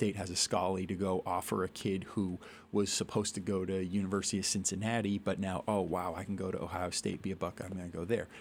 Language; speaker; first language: English; native; English